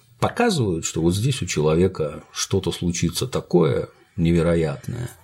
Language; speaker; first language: Russian; native; Russian